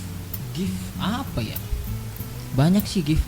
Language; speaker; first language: Indonesian; native; Indonesian